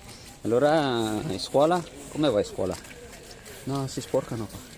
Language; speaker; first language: Italian; non-native, fluent; Filipino